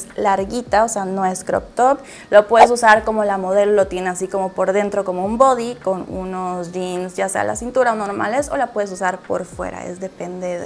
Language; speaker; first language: Spanish; native; Spanish